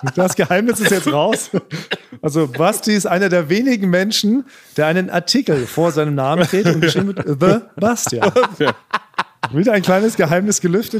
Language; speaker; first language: German; native; German